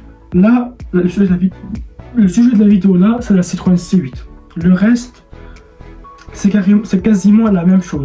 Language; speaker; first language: French; native; French